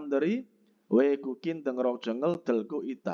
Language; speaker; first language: Korean; non-native, fluent; Indonesian